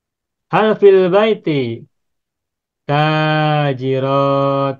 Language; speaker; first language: Arabic; non-native, fluent; Indonesian